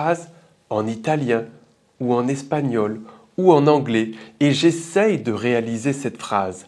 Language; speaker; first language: French; native; French